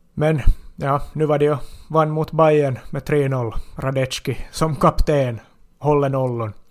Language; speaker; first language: Swedish; native; Swedish